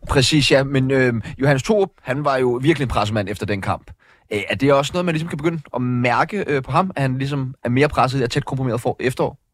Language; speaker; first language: Danish; native; Danish